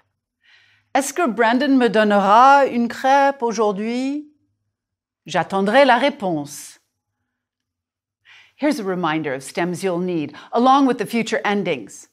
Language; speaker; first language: French; native; French